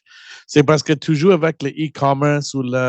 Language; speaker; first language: French; non-native, learner; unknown